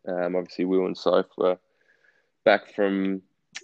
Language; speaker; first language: English; native; English